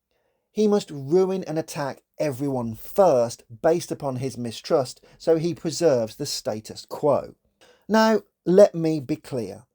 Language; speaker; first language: English; native; English